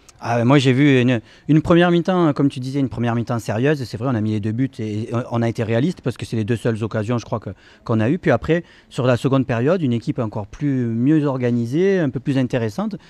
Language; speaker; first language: French; native; French